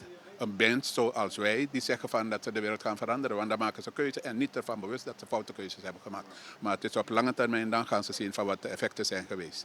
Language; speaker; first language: Dutch; native; Dutch